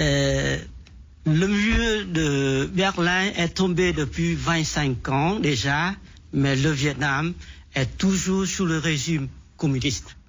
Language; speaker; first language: French; non-native, fluent; Vietnamese